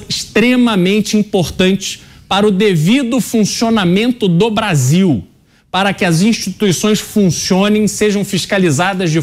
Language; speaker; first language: Portuguese; native; Portuguese